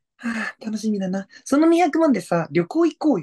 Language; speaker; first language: Japanese; native; Japanese